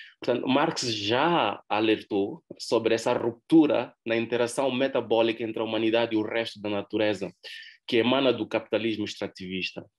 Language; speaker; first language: Portuguese; native; Portuguese